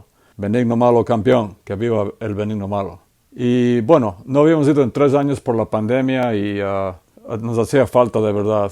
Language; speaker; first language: Spanish; native; Spanish